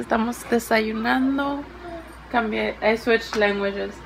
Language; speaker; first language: Spanish; early bilingual, heritage; Spanish